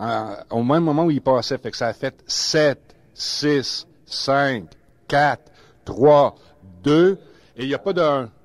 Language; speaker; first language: French; native; French